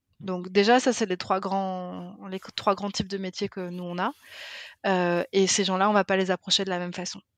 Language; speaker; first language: French; native; French